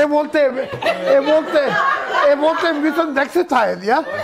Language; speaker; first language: German; non-native, learner; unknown